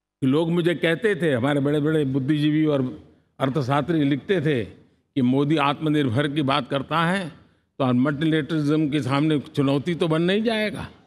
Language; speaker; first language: Hindi; non-native, local second language; Gujarati